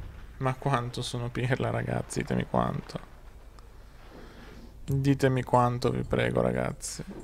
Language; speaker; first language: Italian; native; Italian